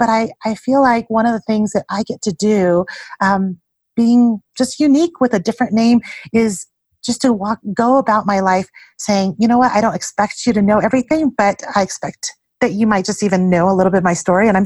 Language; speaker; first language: English; early bilingual, other home language; Chinese